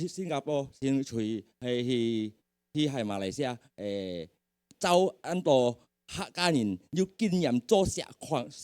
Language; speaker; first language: Chinese; early bilingual, heritage; Hakka Chinese